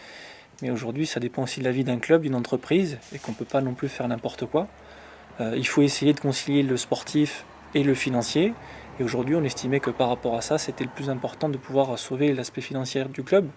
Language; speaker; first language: French; native; French